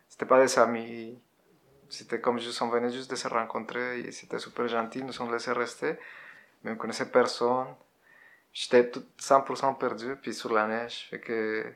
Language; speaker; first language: French; non-native, fluent; Spanish